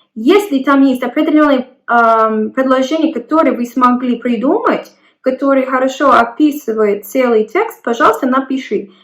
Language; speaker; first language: Russian; non-native, learner; English